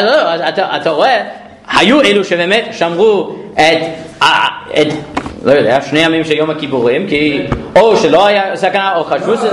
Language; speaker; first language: Hebrew; non-native, fluent; English